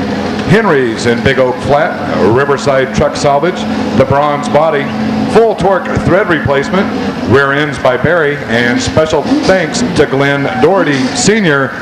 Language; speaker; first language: English; native; English